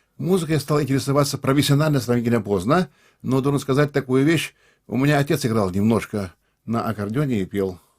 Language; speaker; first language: Russian; non-native, local second language; Crimean Tatar